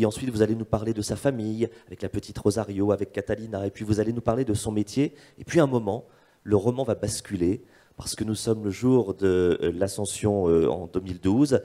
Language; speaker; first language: French; native; French